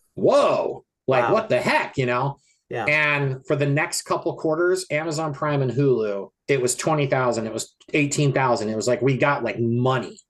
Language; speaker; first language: English; native; English